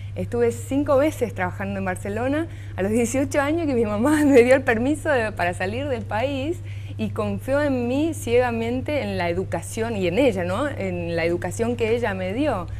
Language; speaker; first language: Spanish; non-native, local second language; German